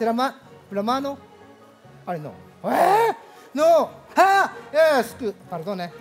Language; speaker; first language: Spanish; non-native, learner; Japanese